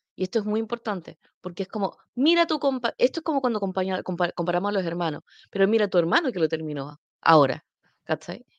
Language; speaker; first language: Spanish; native; Spanish